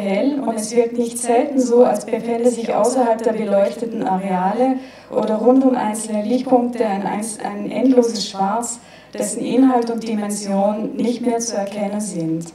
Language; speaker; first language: German; native; German